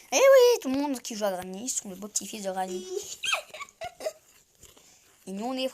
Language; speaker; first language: French; native; French